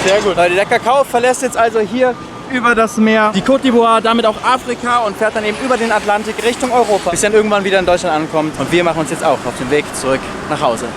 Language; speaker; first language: German; native; German